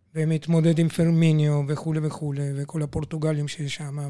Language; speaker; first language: Hebrew; non-native, fluent; Spanish